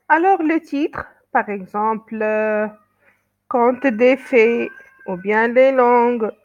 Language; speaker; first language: French; non-native, local second language; Arabic